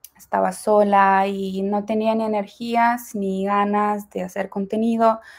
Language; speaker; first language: Spanish; non-native, fluent; Ukrainian